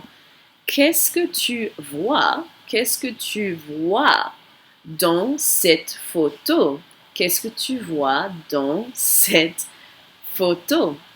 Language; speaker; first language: French; non-native, fluent; English